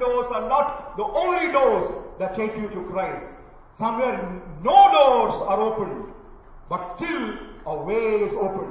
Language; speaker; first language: English; non-native, local second language; Malayalam